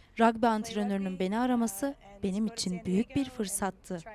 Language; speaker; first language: Turkish; non-native, learner; English